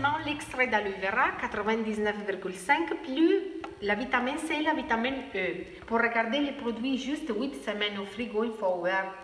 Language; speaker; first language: French; non-native, fluent; Spanish